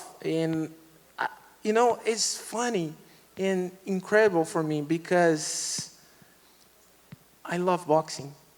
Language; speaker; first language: English; non-native, learner; Portuguese